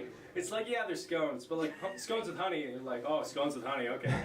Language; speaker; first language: English; native; English